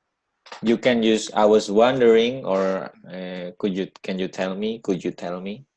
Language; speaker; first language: English; non-native, learner; Indonesian